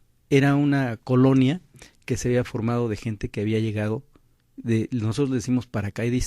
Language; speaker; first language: Spanish; native; Spanish